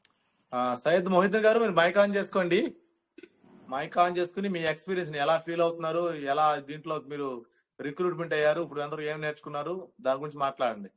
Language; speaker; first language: Telugu; native; Telugu